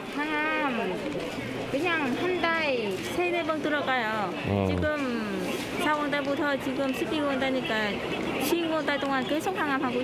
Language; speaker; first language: Korean; non-native, learner; Vietnamese